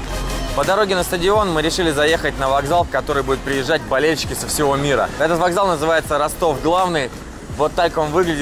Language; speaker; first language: Russian; native; Russian